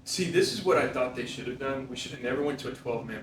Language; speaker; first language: English; native; English